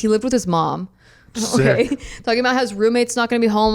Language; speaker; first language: English; native; English